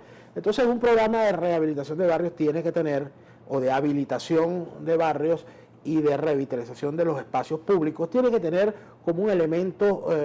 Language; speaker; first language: Spanish; native; Spanish